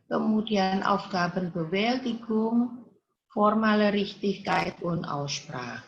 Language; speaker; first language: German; non-native, fluent; Indonesian